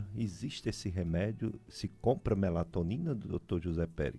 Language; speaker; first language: Portuguese; native; Portuguese